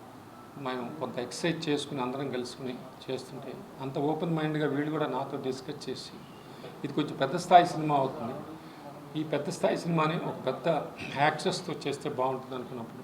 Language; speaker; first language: Telugu; native; Telugu